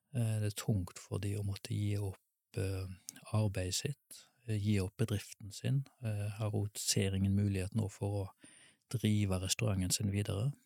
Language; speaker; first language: Norwegian; native; Norwegian